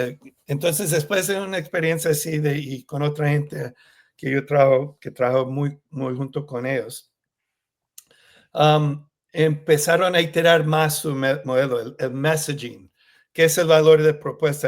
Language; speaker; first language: Spanish; early bilingual, heritage; Spanish